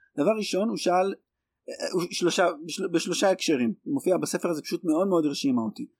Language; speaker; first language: Hebrew; native; Hebrew